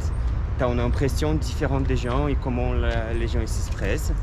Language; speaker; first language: French; non-native, fluent; Portuguese